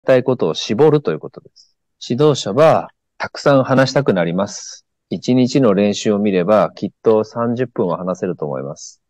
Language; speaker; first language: Japanese; native; Japanese